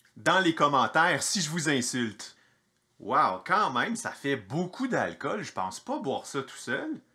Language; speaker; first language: French; native; French